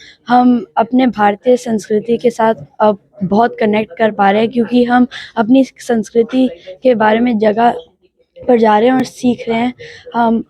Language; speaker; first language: Hindi; early bilingual, heritage; Hindi